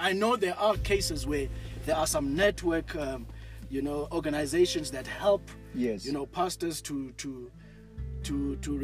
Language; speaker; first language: English; non-native, local second language; Xhosa